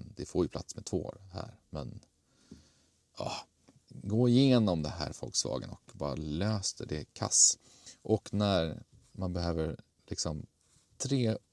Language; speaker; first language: Swedish; native; Swedish